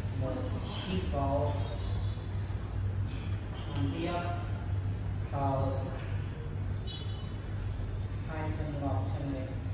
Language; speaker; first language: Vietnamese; non-native, learner; Hindi